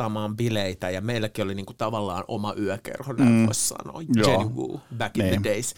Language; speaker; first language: Finnish; native; Finnish